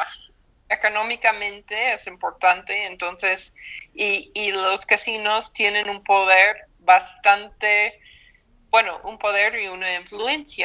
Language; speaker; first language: Spanish; non-native, fluent; English